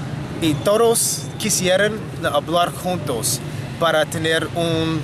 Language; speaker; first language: Spanish; non-native, fluent; English